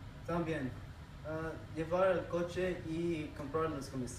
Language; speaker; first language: Spanish; non-native, learner; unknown